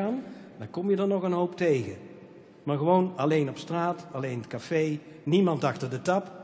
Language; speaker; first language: Dutch; native; Dutch